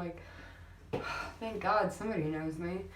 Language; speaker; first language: English; native; English